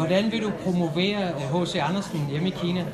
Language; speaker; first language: Danish; native; Danish